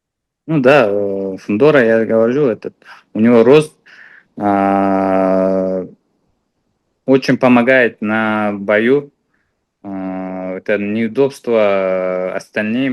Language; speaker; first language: Russian; non-native, fluent; Uzbek